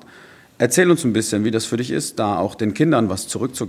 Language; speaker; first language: German; native; German